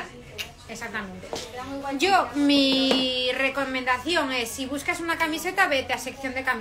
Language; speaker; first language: Spanish; native; Spanish